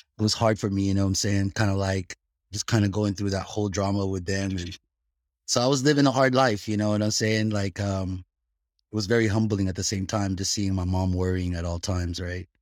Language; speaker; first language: English; early bilingual, other home language; Filipino